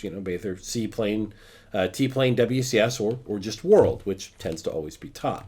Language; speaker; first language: English; native; English